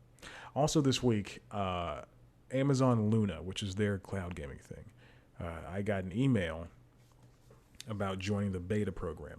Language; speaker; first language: English; native; English